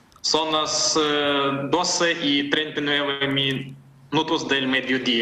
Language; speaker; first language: Spanish; non-native, fluent; Ukrainian